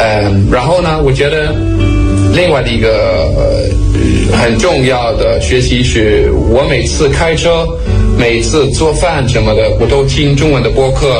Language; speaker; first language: Chinese; non-native, fluent; Danish